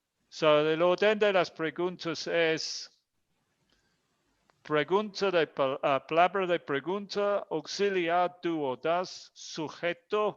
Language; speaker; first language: Spanish; non-native, fluent; English